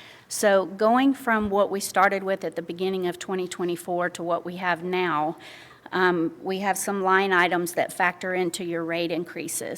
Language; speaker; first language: English; native; English